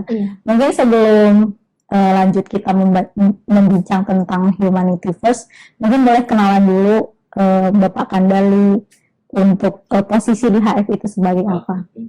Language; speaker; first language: Indonesian; native; Indonesian